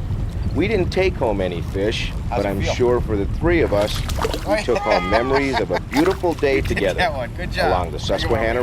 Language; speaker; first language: English; native; English